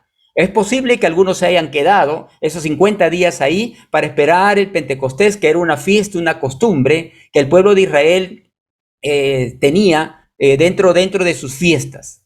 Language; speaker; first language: Spanish; native; Spanish